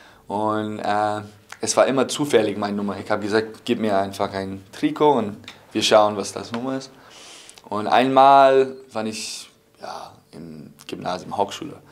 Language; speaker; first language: German; non-native, fluent; English